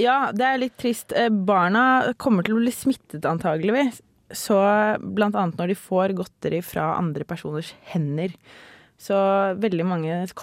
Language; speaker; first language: Norwegian; native; Norwegian